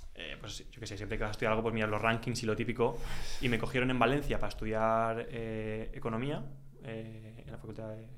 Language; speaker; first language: Spanish; native; Spanish